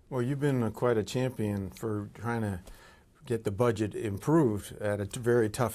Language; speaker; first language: English; native; English